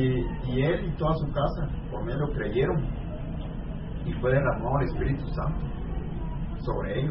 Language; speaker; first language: Spanish; native; Spanish